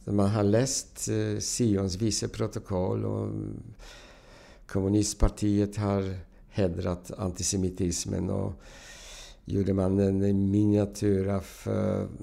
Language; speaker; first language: Swedish; non-native, fluent; Polish